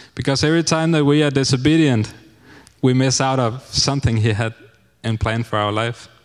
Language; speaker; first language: English; non-native, fluent; Danish